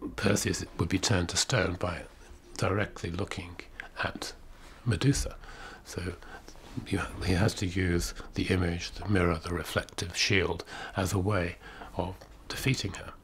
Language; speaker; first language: English; native; English